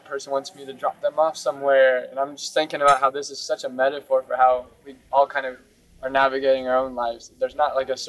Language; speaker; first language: English; native; English